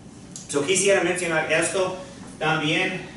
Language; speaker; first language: Spanish; non-native, fluent; English